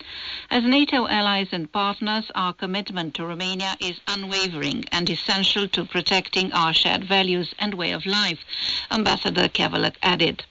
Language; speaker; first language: English; non-native, fluent; Romanian